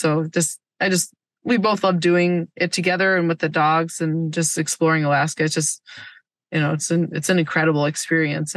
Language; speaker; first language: English; native; English